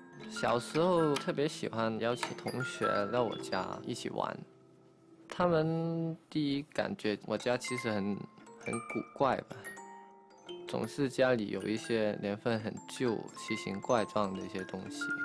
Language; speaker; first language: Chinese; native; Chinese